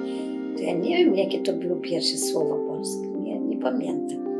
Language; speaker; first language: Polish; early bilingual, other home language; Macedonian